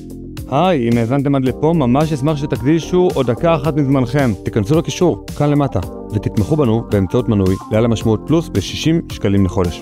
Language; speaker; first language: Hebrew; native; Hebrew